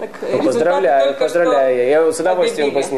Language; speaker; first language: Russian; early bilingual, heritage; Russian